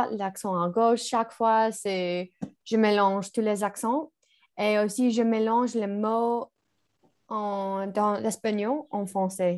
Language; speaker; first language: French; non-native, learner; English